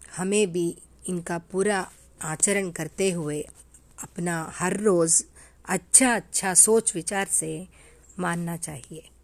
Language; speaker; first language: Hindi; non-native, local second language; Telugu